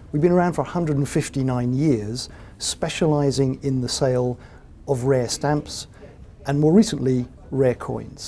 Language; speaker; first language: English; native; English